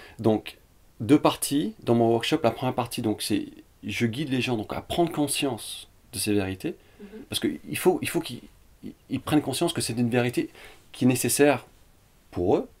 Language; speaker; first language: French; early bilingual, other home language; Vietnamese